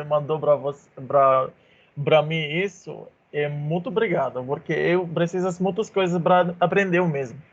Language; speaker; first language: Portuguese; non-native, learner; Arabic